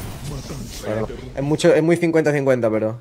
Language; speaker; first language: Spanish; native; Spanish